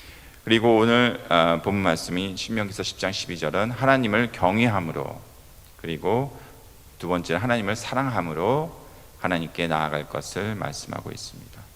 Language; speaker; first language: Korean; native; Korean